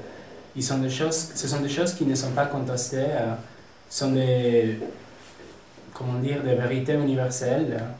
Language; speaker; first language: French; non-native, fluent; Spanish